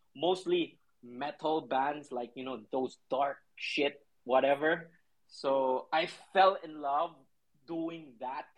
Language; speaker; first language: English; non-native, local second language; Cebuano